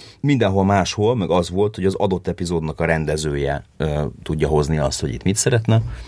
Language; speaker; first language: Hungarian; early bilingual, heritage; Hungarian